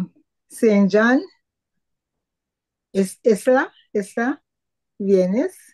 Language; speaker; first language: Spanish; non-native, learner; English